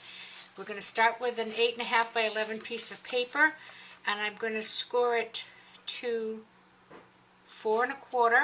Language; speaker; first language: English; native; English